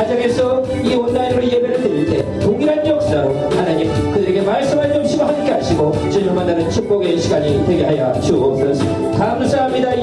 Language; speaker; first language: Korean; native; Korean